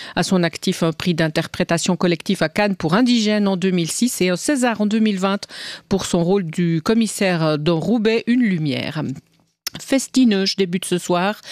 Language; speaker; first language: French; native; French